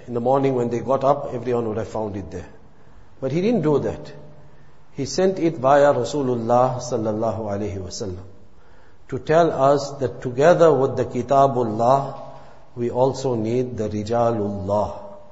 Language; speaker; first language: English; native; English